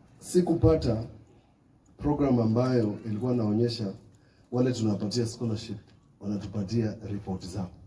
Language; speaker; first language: Swahili; non-native, local second language; Kamba